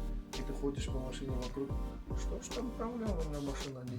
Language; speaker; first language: Russian; native; Russian